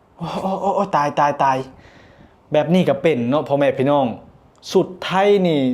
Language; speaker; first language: Thai; non-native, local second language; Northeastern Thai